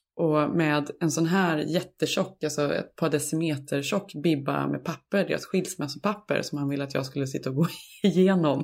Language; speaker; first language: Swedish; native; Swedish